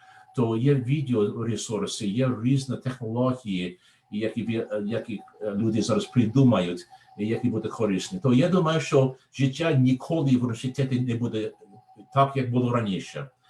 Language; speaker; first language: Ukrainian; non-native, learner; English